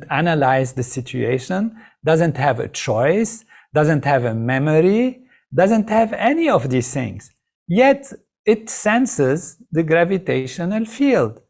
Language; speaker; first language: English; non-native, fluent; Arabic